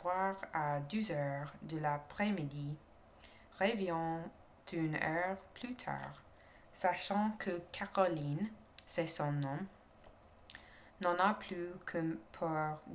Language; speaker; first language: French; non-native, learner; English